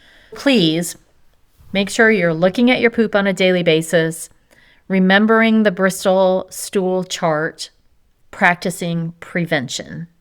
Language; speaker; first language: English; native; English